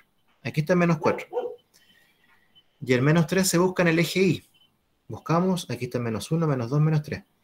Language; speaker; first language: Spanish; native; Spanish